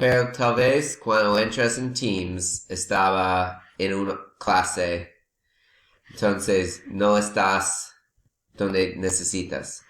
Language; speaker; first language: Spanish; non-native, learner; English